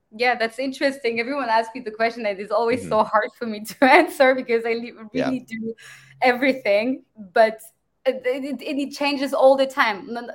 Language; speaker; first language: English; non-native, fluent; French